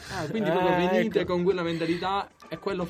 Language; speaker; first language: Italian; native; Italian